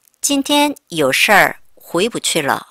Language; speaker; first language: Chinese; non-native, fluent; Korean